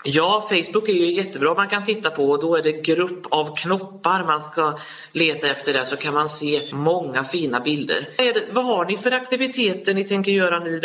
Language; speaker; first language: Swedish; native; Swedish